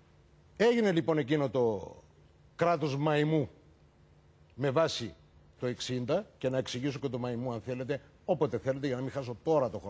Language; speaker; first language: Greek; native; Greek